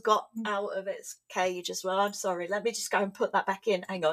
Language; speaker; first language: English; native; English